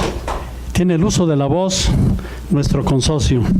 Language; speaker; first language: Spanish; native; Spanish